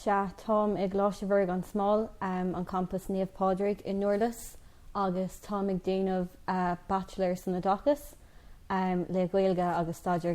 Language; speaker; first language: Irish; non-native, local second language; English